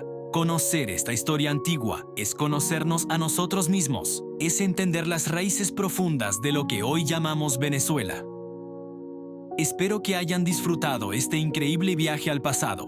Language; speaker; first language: Spanish; native; Spanish